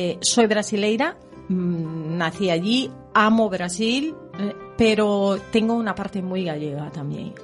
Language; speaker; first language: Spanish; early bilingual, heritage; Spanish